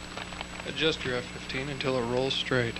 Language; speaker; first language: English; native; English